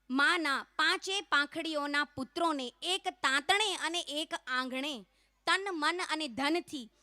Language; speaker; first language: Gujarati; non-native, local second language; Kachhi